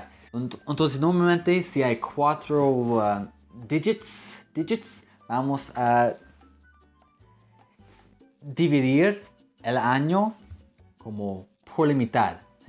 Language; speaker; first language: Spanish; non-native, fluent; English